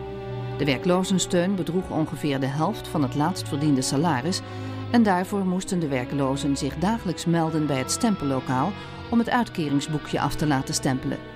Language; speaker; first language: Dutch; native; Dutch